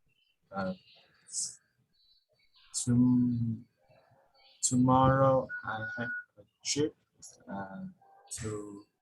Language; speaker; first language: English; non-native, learner; Vietnamese